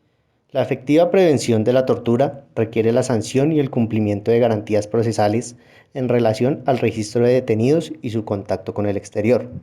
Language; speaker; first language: Spanish; native; Spanish